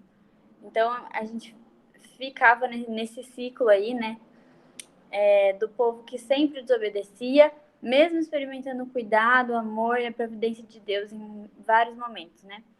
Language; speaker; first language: Portuguese; native; Portuguese